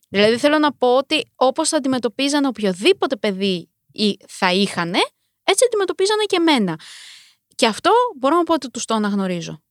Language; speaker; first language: Greek; early bilingual, other home language; Romanian